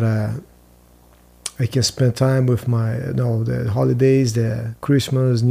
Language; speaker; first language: English; non-native, fluent; Portuguese